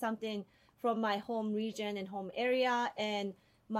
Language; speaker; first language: English; non-native, fluent; Japanese